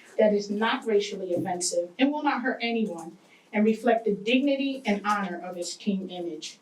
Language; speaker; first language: English; native; English